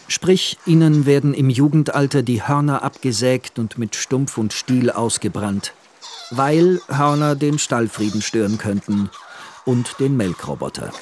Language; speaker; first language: German; native; German